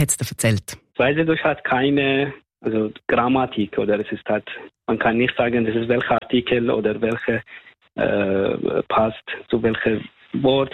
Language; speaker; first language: German; non-native, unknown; Persian